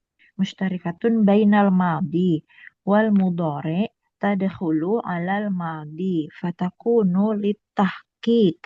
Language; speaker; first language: Arabic; non-native, learner; Indonesian